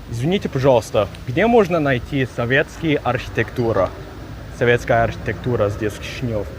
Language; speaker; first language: Russian; non-native, learner; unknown